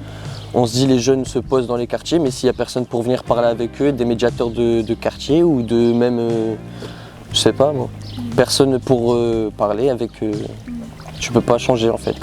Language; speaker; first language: French; native; French